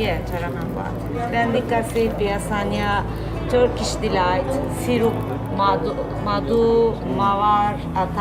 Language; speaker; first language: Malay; non-native, fluent; Turkish